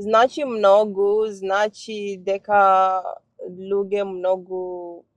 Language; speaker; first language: Macedonian; non-native, learner; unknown